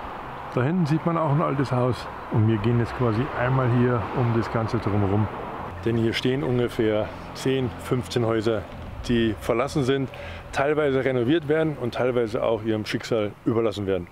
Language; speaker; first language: German; native; German